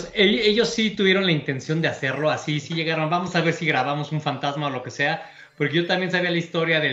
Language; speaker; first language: Spanish; native; Spanish